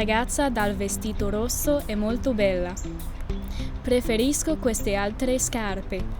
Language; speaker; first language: Italian; non-native, learner; French